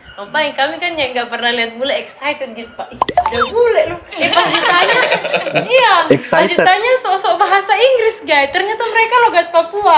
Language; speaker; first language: Indonesian; native; Indonesian